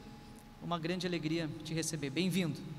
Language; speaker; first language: Portuguese; native; Portuguese